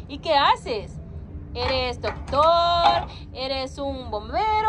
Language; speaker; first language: Spanish; native; Spanish